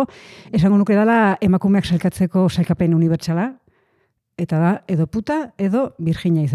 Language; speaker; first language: Basque; native; Basque